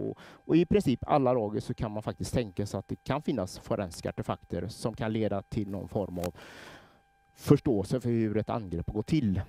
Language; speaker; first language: Swedish; native; Swedish